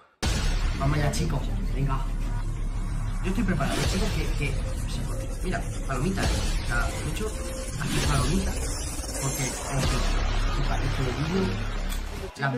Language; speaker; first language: Spanish; native; Spanish